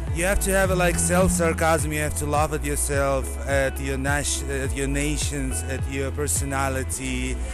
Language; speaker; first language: English; non-native, fluent; Russian